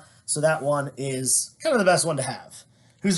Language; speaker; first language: English; native; English